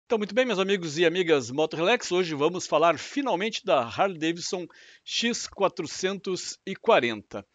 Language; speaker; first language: Portuguese; native; Portuguese